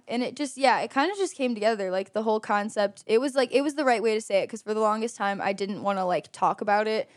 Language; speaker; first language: English; native; English